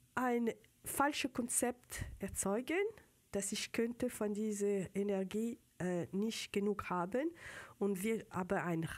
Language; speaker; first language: German; non-native, fluent; French